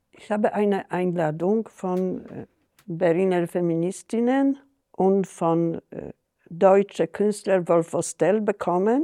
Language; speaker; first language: German; non-native, fluent; Polish